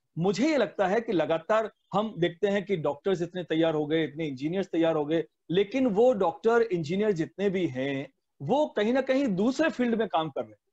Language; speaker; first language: Hindi; native; Hindi